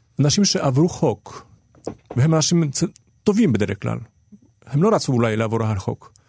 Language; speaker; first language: Hebrew; non-native, fluent; Polish